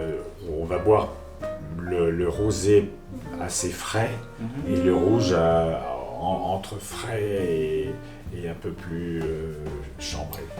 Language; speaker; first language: French; native; French